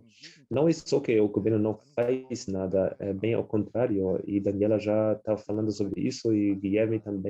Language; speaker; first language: Portuguese; non-native, fluent; German